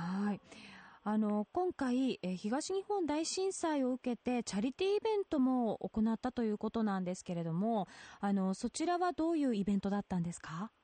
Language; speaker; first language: Japanese; native; Japanese